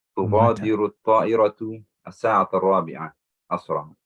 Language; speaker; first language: Arabic; non-native, learner; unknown